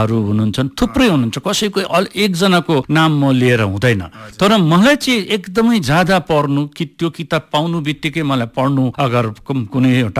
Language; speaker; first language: Nepali; native; Nepali